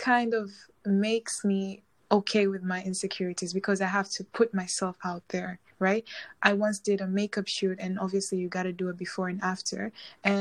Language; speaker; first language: English; non-native, local second language; Swahili